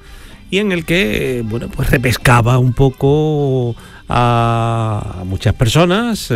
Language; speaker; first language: Spanish; native; Spanish